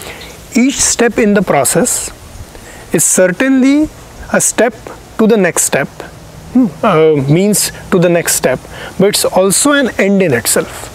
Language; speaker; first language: English; non-native, local second language; Marathi